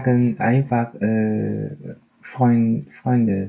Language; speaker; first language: German; non-native, learner; Chinese